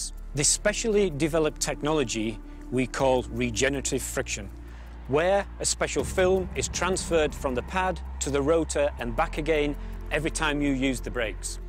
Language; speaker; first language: English; native; English